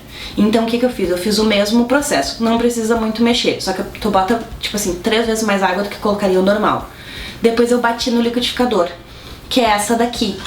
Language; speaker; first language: Portuguese; native; Portuguese